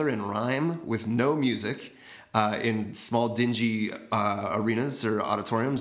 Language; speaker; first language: English; native; English